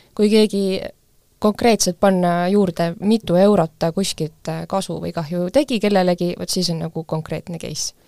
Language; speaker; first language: Estonian; native; Estonian